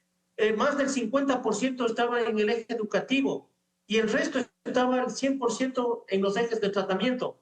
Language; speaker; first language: Spanish; native; Spanish